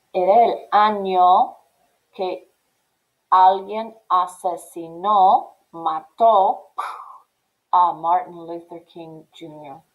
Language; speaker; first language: Spanish; non-native, fluent; English